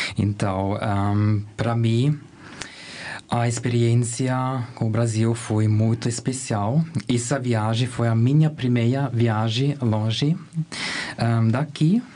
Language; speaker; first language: Portuguese; non-native, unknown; German